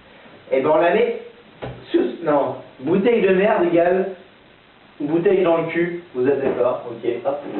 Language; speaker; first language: French; native; French